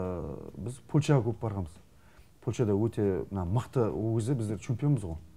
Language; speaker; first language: Kazakh; native; Kazakh